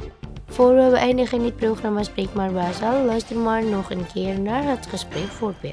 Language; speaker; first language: Dutch; non-native, learner; Indonesian